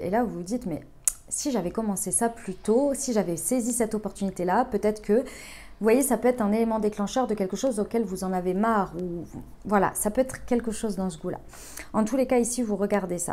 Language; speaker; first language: French; native; French